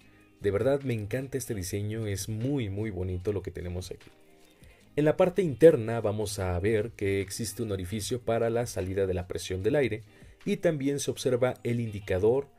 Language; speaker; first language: Spanish; native; Spanish